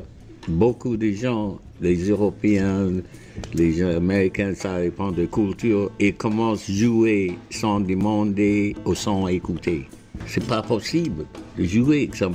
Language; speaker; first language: French; non-native, fluent; English